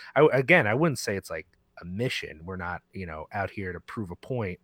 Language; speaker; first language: English; early bilingual, other home language; Spanish